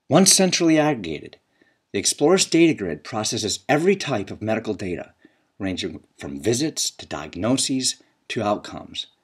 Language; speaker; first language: English; native; English